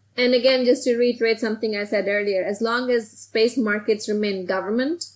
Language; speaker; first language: English; non-native, local second language; Hindi